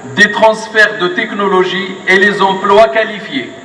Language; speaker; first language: French; non-native, local second language; Arabic